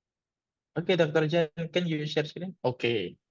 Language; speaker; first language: English; non-native, learner; Indonesian